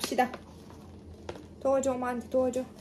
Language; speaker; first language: Korean; non-native, learner; Russian